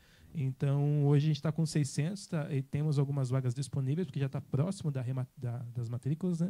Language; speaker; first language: Portuguese; native; Portuguese